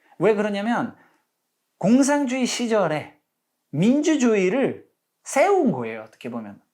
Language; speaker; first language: Korean; non-native, fluent; Polish